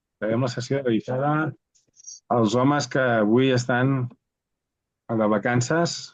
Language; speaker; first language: Catalan; native; Catalan